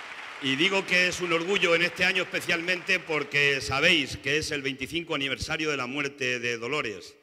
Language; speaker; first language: Spanish; native; Spanish